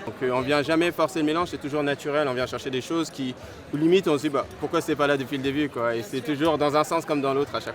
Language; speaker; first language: French; native; French